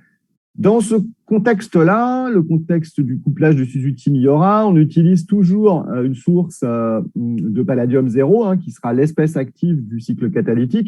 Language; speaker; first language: French; native; French